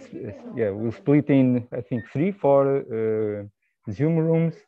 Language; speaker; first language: English; non-native, fluent; Portuguese